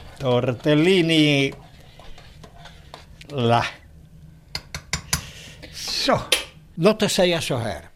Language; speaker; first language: Swedish; non-native, fluent; Italian